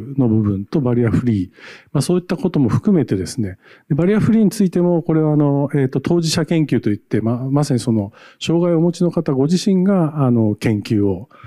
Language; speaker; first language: Japanese; native; Japanese